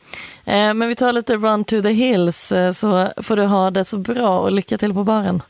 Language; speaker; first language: Swedish; native; Swedish